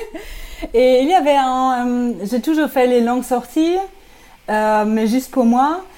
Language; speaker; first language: French; non-native, learner; German